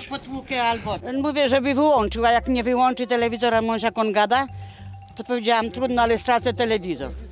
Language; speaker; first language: Polish; native; Polish